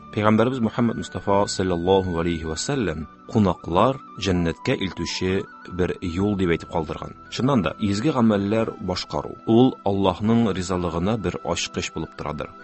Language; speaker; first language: Tatar; native; Tatar